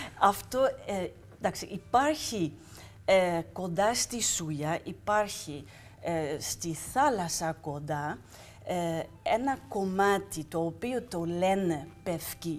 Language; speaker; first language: Greek; non-native, fluent; Dutch